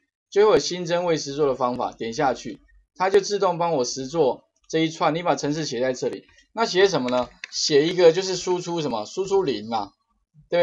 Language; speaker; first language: Chinese; native; Chinese